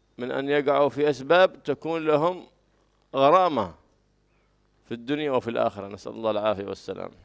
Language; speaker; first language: Arabic; native; Arabic